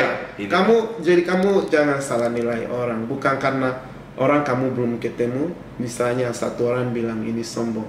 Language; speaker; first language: Indonesian; non-native, fluent; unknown